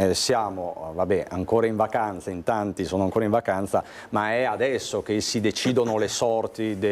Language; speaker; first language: Italian; native; Italian